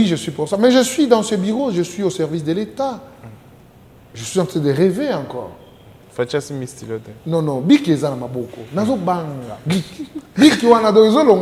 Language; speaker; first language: French; non-native, local second language; Lingala